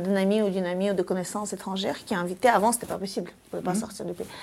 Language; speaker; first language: French; early bilingual, other home language; Russian